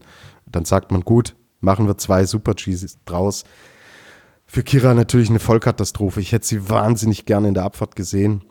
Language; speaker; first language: German; native; German